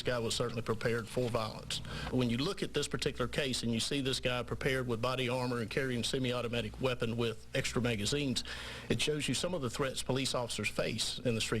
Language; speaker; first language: English; native; English